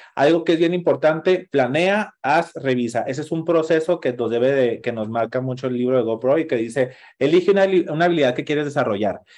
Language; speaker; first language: Spanish; native; Spanish